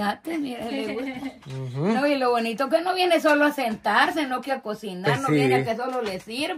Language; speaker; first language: Spanish; native; Spanish